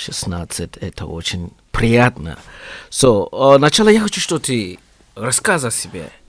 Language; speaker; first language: Russian; non-native, learner; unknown